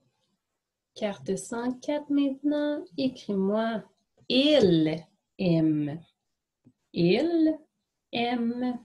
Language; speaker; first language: French; native; French